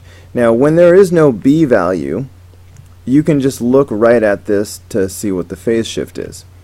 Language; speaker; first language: English; native; English